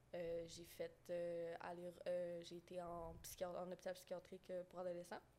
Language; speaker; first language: French; native; French